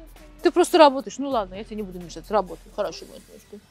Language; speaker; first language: Russian; non-native, local second language; Azerbaijani